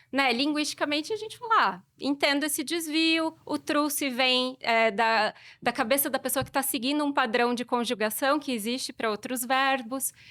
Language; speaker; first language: Portuguese; native; Portuguese